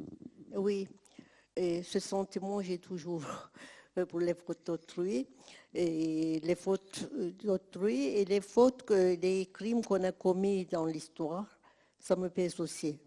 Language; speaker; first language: French; non-native, fluent; Turkish